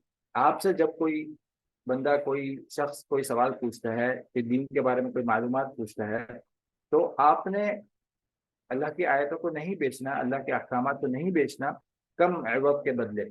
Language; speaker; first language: Urdu; native; Urdu